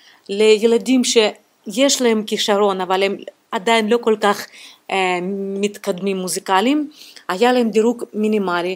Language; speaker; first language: Hebrew; non-native, fluent; Russian